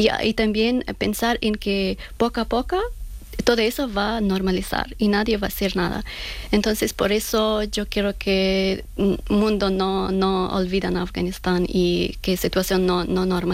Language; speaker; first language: Spanish; non-native, fluent; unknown